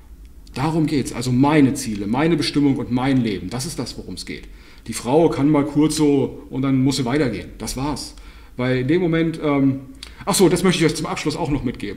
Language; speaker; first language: German; native; German